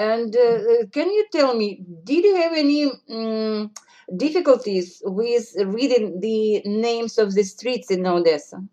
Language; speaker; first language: English; non-native, fluent; Russian